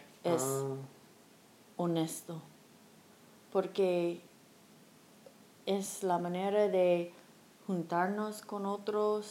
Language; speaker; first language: Spanish; non-native, learner; English